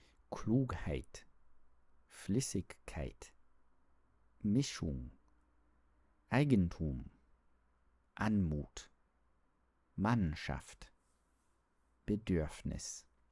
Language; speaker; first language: German; non-native, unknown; English